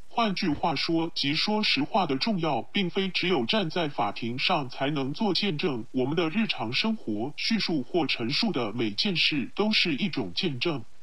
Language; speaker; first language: Chinese; non-native, local second language; Cantonese